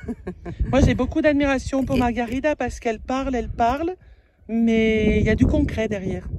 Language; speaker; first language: French; native; French